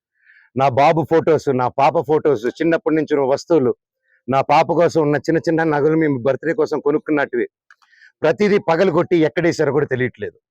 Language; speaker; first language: Telugu; native; Telugu